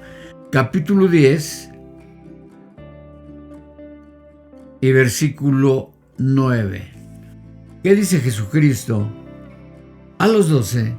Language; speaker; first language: Spanish; native; Spanish